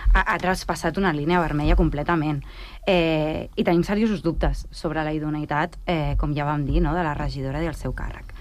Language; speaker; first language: Catalan; native; Catalan